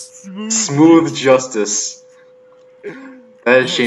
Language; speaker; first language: English; native; English